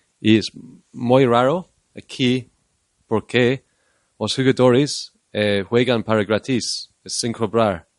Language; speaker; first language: Spanish; non-native, learner; English